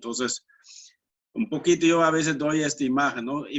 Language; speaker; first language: Spanish; non-native, fluent; Dutch